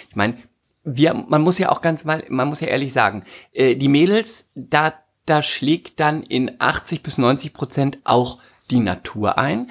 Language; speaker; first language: German; native; German